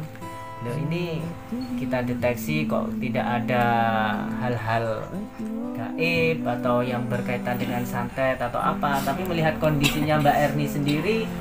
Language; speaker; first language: Indonesian; native; Indonesian